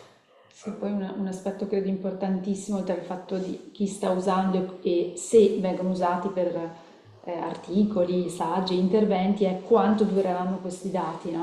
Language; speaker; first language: Italian; native; Italian